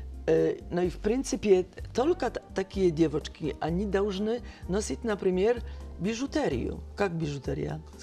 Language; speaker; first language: Russian; non-native, fluent; Polish